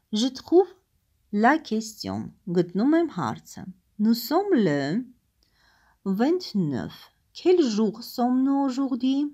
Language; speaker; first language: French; non-native, fluent; Armenian